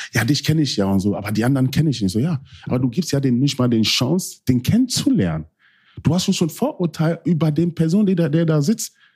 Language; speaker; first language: German; early bilingual, other home language; Akan